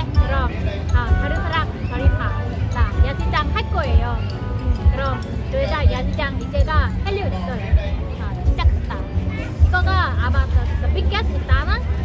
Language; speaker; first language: Korean; non-native, learner; Vietnamese